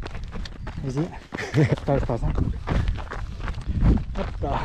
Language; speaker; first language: French; native; French